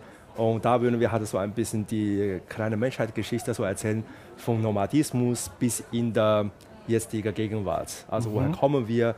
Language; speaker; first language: German; non-native, fluent; Chinese